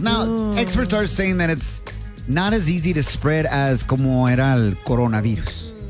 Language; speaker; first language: English; early bilingual, other home language; Spanish